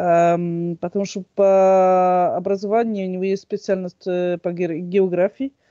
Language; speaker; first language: Russian; non-native, fluent; French